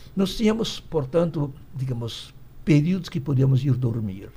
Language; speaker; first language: Portuguese; early bilingual, other home language; Hungarian